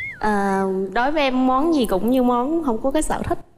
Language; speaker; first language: Vietnamese; native; Vietnamese